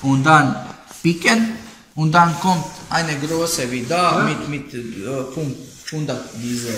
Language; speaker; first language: German; non-native, learner; Croatian